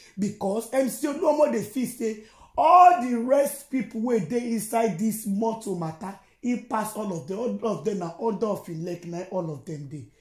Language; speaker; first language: Nigerian Pidgin; non-native, local second language; Yoruba